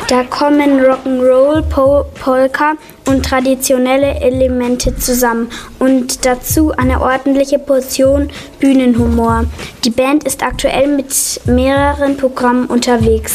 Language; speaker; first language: German; native; German